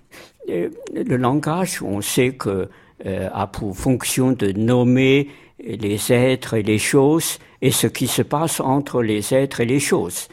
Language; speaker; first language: French; non-native, fluent; Chinese